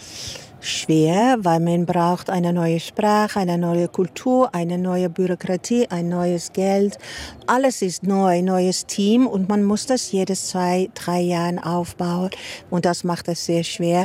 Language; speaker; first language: German; non-native, fluent; Dutch